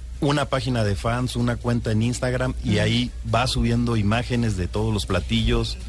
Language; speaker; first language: Spanish; native; Spanish